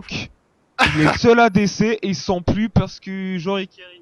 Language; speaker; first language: French; native; French